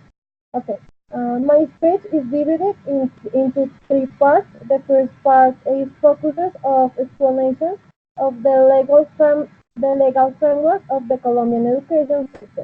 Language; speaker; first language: English; non-native, learner; Spanish